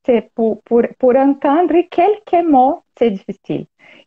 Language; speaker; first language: French; non-native, learner; Portuguese